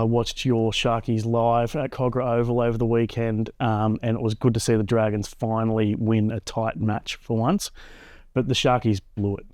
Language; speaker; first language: English; native; English